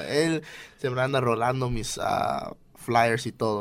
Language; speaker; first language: Spanish; non-native, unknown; English